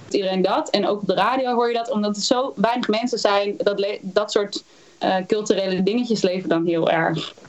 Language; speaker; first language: Dutch; native; Dutch